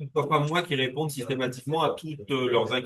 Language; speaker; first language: French; native; French